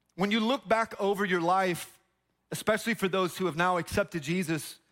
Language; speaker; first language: English; native; English